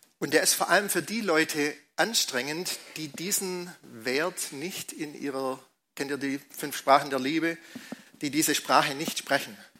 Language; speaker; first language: German; native; German